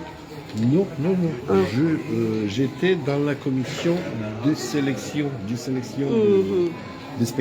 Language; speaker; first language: French; non-native, learner; Romanian